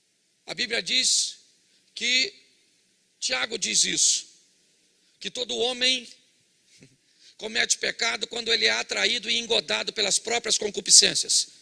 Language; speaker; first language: Portuguese; native; Portuguese